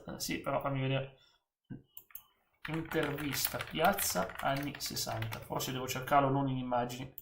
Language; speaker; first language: Italian; native; Italian